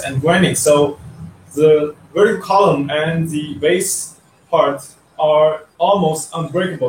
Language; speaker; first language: English; non-native, learner; Chinese